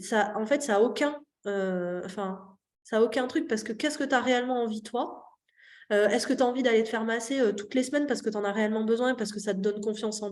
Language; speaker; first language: French; native; French